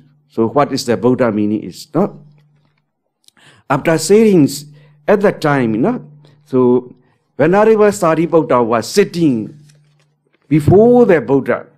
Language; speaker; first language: English; non-native, learner; Burmese